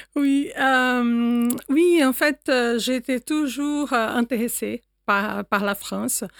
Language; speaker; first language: French; non-native, fluent; Portuguese